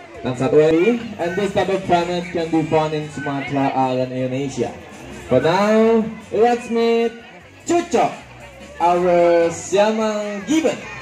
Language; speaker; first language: English; non-native, fluent; Indonesian